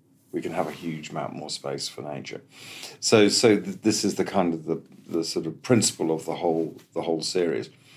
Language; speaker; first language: English; native; English